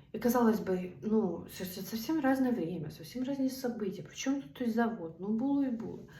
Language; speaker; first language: Russian; non-native, local second language; Ukrainian